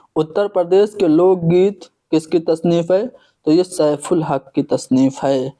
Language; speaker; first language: Urdu; native; Urdu